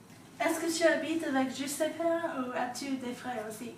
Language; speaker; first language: French; non-native, learner; English